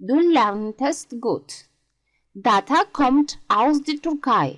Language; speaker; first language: German; non-native, fluent; Georgian